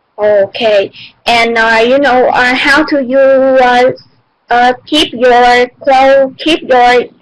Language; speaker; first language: English; non-native, learner; Vietnamese